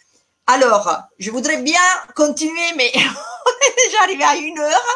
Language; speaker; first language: French; non-native, fluent; Italian